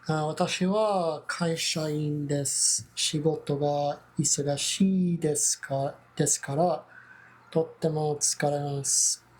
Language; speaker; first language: Japanese; non-native, learner; English